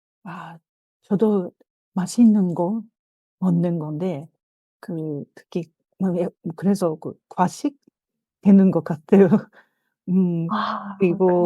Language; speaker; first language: Korean; non-native, fluent; Japanese